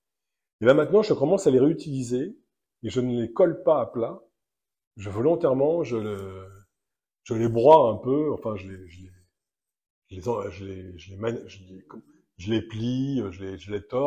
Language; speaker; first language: French; native; French